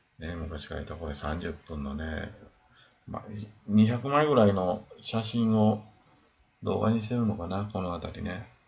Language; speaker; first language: Japanese; native; Japanese